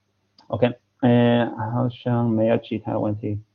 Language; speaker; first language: Chinese; non-native, fluent; English